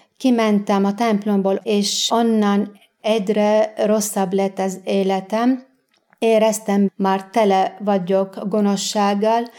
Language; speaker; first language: Hungarian; non-native, learner; Arabic